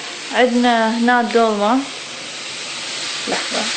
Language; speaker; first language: Arabic; native; Arabic